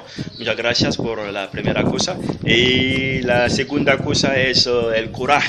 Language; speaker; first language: Spanish; non-native, learner; French